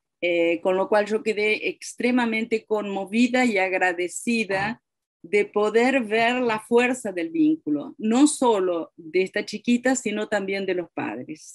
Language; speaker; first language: Spanish; non-native, fluent; Portuguese